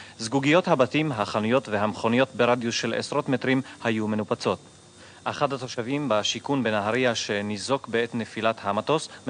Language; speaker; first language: Hebrew; native; Hebrew